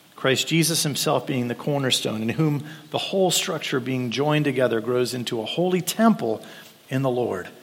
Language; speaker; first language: English; native; English